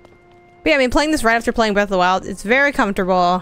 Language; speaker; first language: English; native; English